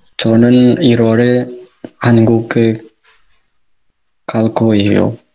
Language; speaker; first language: Korean; non-native, learner; Indonesian